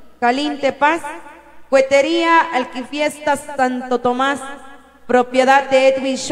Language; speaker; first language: Spanish; native; Spanish